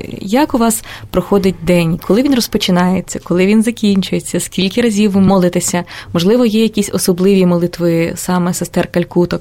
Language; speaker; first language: Ukrainian; native; Ukrainian